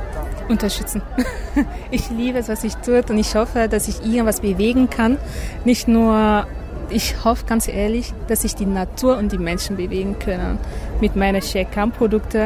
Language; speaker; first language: German; non-native, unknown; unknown